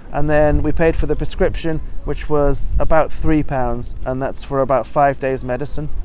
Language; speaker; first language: English; native; English